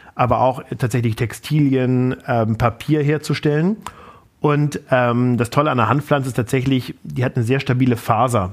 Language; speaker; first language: German; native; German